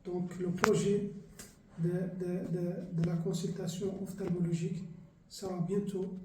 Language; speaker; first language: French; non-native, local second language; Arabic